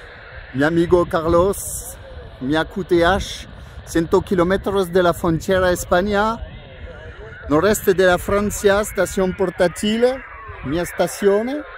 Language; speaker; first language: Spanish; non-native, learner; French